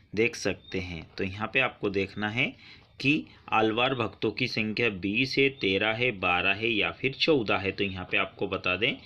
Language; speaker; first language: Hindi; native; Hindi